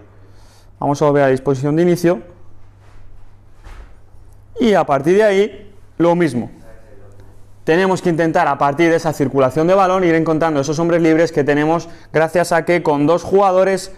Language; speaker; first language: Spanish; native; Spanish